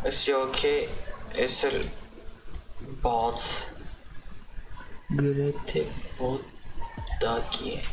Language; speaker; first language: Russian; non-native, learner; Armenian